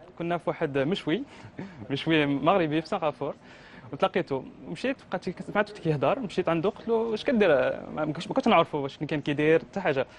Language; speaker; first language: Arabic; early bilingual, heritage; Arabic